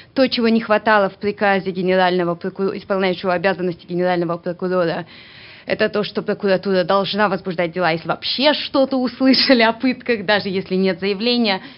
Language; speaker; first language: Russian; native; Russian